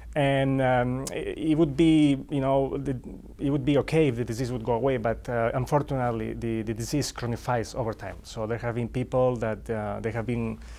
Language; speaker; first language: English; non-native, fluent; Spanish